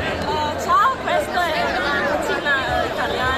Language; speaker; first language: Italian; non-native, learner; Croatian